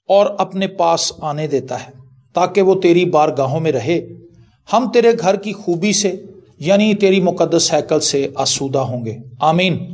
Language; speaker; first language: Urdu; non-native, local second language; Punjabi